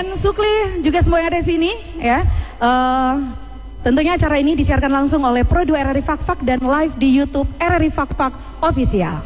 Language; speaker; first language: Indonesian; native; Indonesian